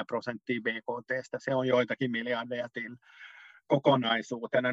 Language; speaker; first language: Finnish; non-native, local second language; Swedish